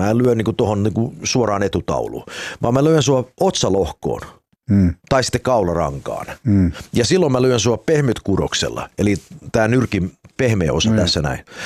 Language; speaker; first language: Finnish; early bilingual, heritage; Finnish